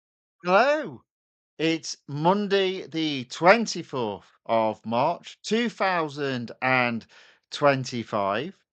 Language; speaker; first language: English; native; English